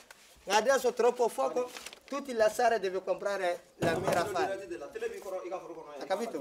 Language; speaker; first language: Italian; non-native, learner; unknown